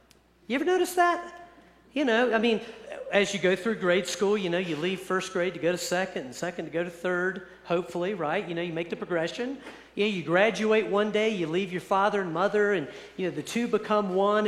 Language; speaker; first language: English; native; English